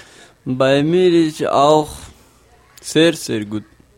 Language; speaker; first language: German; non-native, learner; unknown